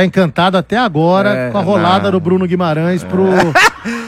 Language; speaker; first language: Portuguese; native; Portuguese